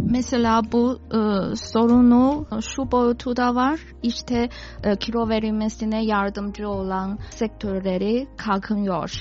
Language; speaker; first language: Turkish; non-native, fluent; Chinese